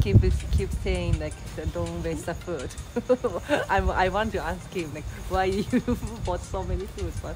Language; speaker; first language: English; non-native, fluent; Japanese